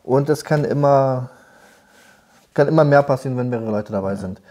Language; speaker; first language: German; native; German